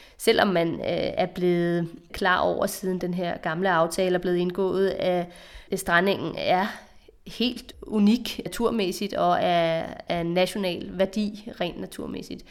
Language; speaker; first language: Danish; native; Danish